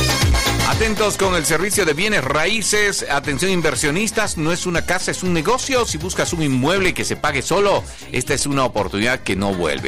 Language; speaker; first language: Spanish; native; Spanish